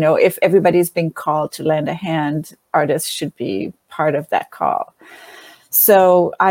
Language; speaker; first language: English; non-native, fluent; French